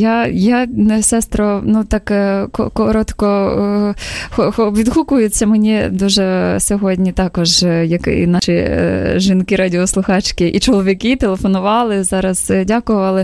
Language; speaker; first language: Ukrainian; native; Ukrainian